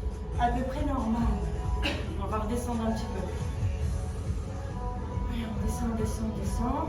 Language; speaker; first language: French; native; French